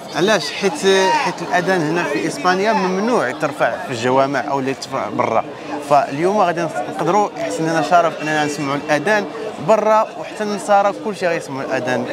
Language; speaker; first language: Arabic; native; Arabic